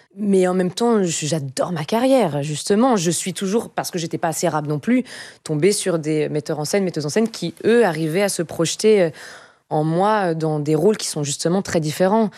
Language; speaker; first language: French; native; French